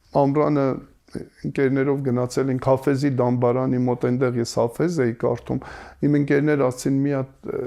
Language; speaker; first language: Armenian; native; Armenian